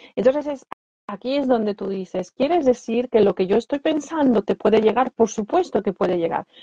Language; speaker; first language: Spanish; non-native, fluent; Polish